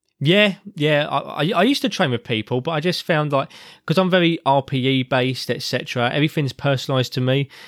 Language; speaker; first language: English; native; English